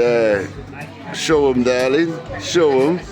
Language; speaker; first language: English; native; English